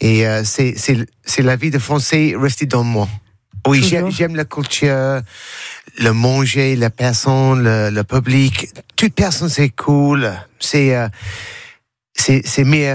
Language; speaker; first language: French; non-native, learner; English